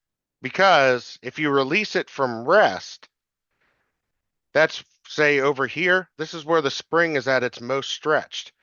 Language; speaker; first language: English; native; English